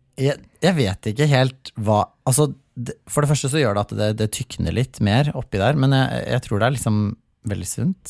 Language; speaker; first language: Norwegian; native; Norwegian